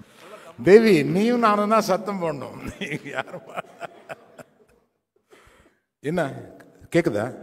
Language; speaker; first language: Tamil; non-native, local second language; Telugu